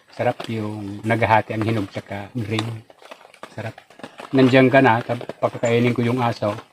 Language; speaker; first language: Filipino; non-native, local second language; Bikol